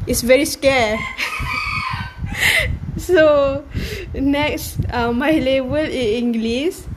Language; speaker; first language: English; non-native, learner; Malay